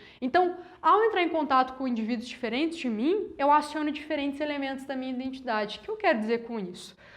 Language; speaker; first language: Portuguese; native; Portuguese